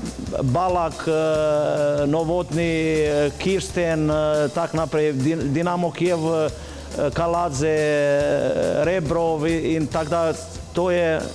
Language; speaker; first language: Slovenian; non-native, fluent; Albanian